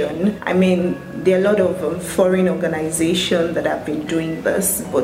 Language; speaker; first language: English; non-native, local second language; Yoruba